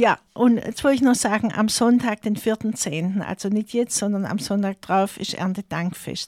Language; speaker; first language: German; native; German